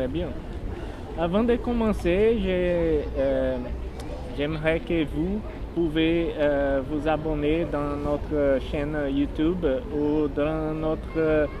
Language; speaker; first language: French; non-native, learner; Portuguese